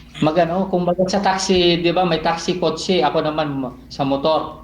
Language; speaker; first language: Filipino; non-native, local second language; Cebuano